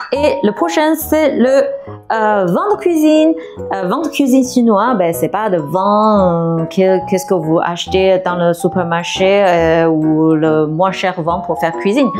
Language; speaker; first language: French; non-native, fluent; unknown